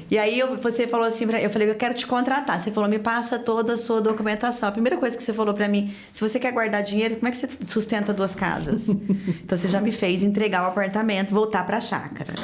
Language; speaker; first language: Portuguese; native; Portuguese